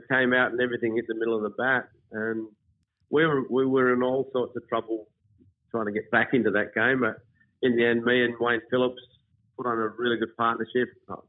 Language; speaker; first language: English; native; English